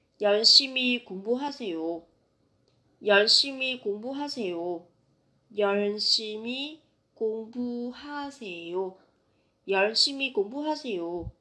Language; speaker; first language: Korean; non-native, fluent; Vietnamese